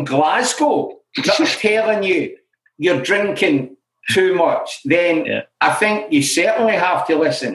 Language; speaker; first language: English; native; English